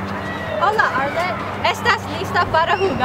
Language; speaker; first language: Spanish; non-native, learner; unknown